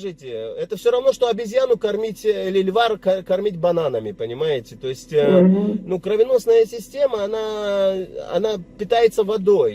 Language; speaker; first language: Russian; native; Russian